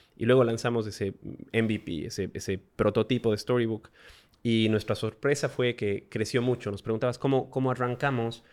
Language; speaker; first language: Spanish; native; Spanish